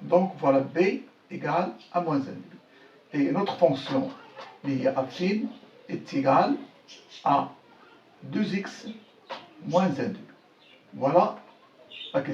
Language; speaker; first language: French; non-native, local second language; Arabic